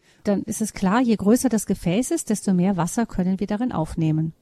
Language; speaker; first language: German; native; German